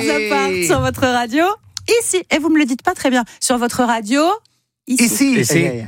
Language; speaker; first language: French; native; French